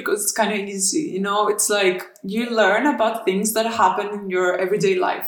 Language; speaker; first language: English; non-native, fluent; Greek